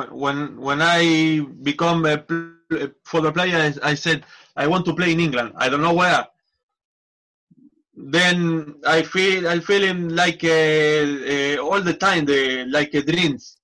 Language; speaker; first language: English; non-native, learner; Spanish